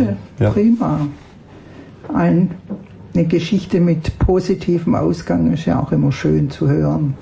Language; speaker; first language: German; native; German